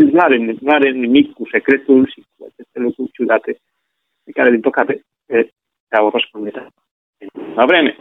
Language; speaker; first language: Romanian; non-native, fluent; Spanish